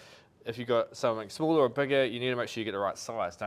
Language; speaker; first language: English; native; English